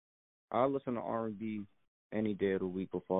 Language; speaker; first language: English; native; English